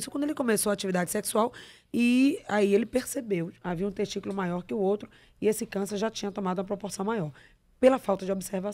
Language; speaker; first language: Portuguese; native; Portuguese